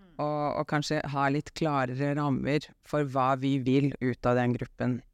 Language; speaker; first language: Norwegian; non-native, fluent; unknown